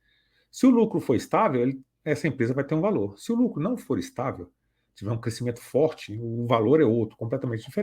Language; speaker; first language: Portuguese; native; Portuguese